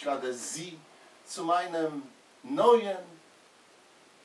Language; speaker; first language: German; non-native, learner; Polish